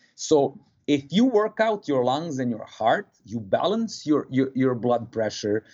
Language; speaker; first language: English; non-native, fluent; Serbian